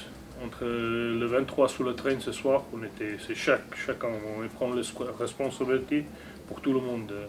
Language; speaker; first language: French; non-native, learner; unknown